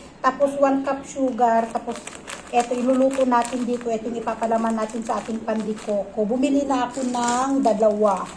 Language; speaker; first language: Filipino; native; Filipino